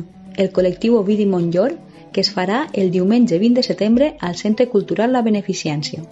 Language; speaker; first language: Catalan; native; Catalan